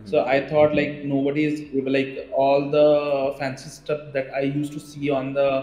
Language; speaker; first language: English; non-native, local second language; Hindi